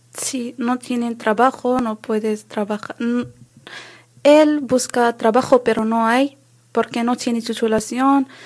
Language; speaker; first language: Spanish; non-native, learner; Arabic